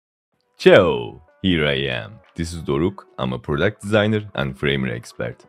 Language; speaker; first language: English; non-native, fluent; Turkish